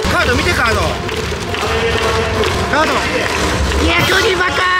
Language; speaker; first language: Japanese; native; Japanese